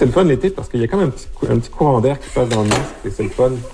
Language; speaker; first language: French; native; French